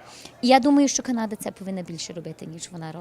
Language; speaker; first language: Ukrainian; early bilingual, heritage; English